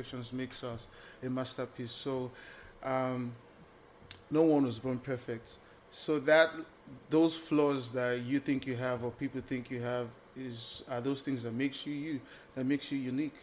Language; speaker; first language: English; non-native, local second language; Igbo